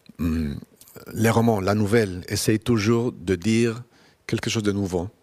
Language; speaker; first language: French; non-native, fluent; Spanish